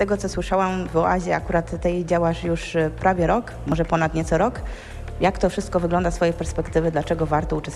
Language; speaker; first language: Polish; native; Polish